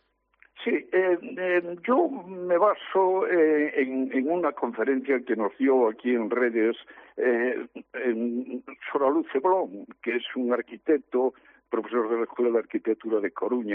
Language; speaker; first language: Spanish; native; Spanish